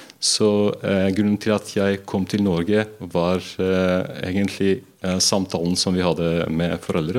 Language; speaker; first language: Norwegian; non-native, fluent; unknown